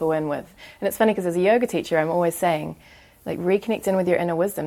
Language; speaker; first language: English; native; English